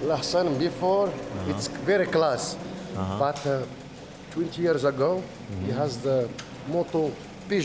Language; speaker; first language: English; non-native, learner; Arabic